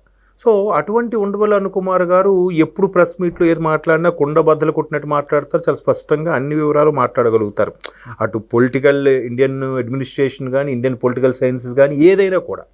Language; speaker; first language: Telugu; native; Telugu